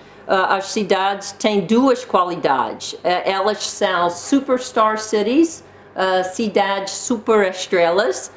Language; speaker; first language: Portuguese; non-native, learner; English